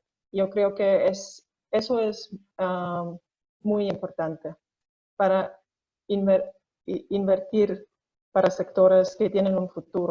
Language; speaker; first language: Spanish; non-native, fluent; Estonian